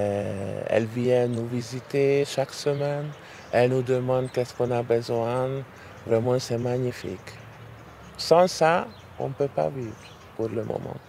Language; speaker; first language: French; non-native, learner; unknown